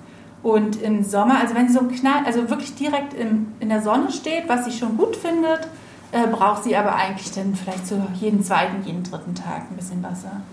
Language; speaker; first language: German; native; German